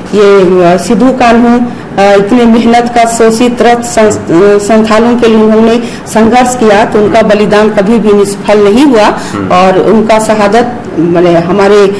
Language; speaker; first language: Hindi; non-native, local second language; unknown